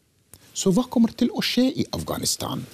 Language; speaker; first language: Norwegian; non-native, fluent; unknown